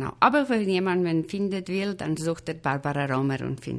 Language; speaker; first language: German; non-native, fluent; Polish